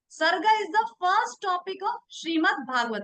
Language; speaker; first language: English; non-native, local second language; Hindi